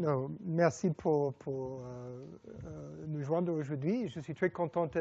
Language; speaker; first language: French; non-native, fluent; English